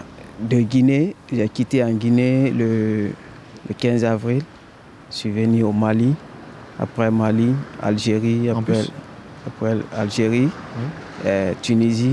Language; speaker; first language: French; non-native, fluent; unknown